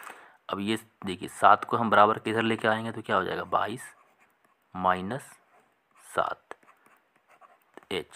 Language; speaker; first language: Hindi; native; Hindi